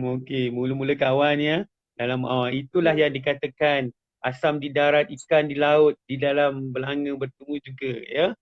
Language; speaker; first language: Malay; native; Malay